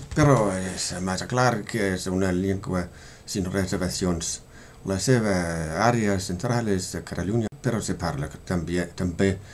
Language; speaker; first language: Catalan; non-native, learner; Danish